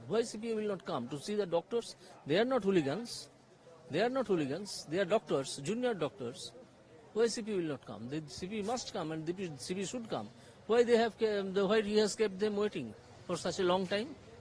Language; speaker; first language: English; non-native, local second language; Bangla